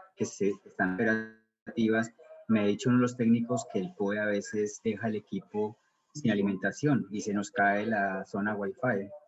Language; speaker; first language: Spanish; native; Spanish